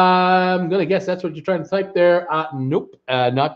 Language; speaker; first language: English; native; English